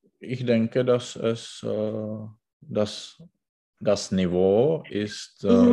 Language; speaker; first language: German; non-native, learner; Czech